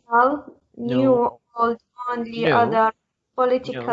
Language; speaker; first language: English; non-native, learner; Arabic